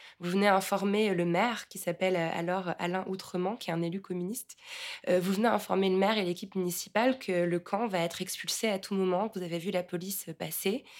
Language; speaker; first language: French; native; French